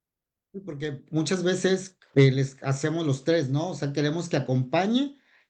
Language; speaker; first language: Spanish; native; Spanish